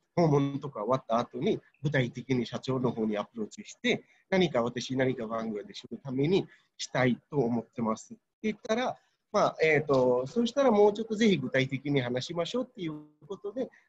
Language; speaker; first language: Japanese; non-native, fluent; Bangla